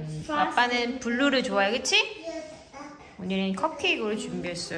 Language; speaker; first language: Korean; native; Korean